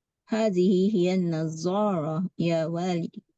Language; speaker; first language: Arabic; non-native, learner; Malay